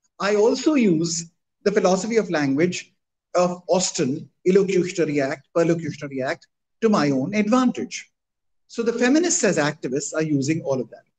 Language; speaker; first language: English; non-native, local second language; Hindi